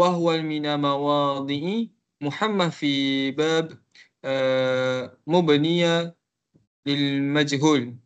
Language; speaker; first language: Arabic; non-native, learner; Malay